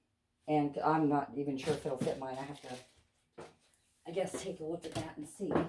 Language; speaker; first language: English; native; English